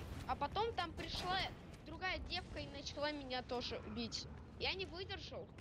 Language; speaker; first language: Russian; native; Russian